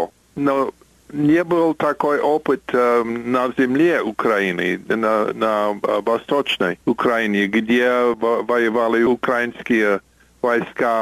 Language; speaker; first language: Russian; non-native, fluent; English